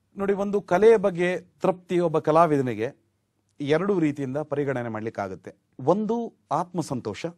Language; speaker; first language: Kannada; native; Kannada